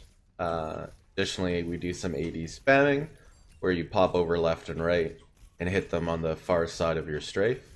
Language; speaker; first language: English; native; English